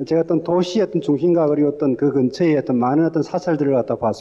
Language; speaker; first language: Korean; native; Korean